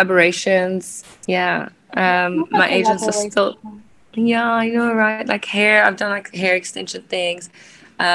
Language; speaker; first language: English; native; English